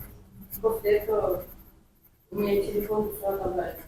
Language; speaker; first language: Russian; non-native, local second language; Kyrgyz